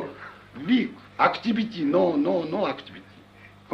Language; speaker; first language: English; non-native, learner; Japanese